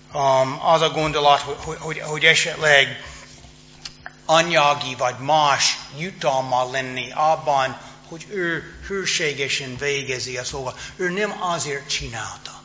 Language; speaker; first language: Hungarian; non-native, fluent; English